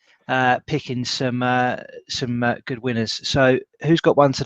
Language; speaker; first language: English; native; English